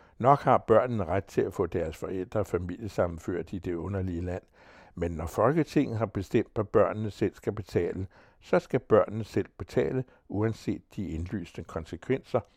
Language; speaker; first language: Danish; native; Danish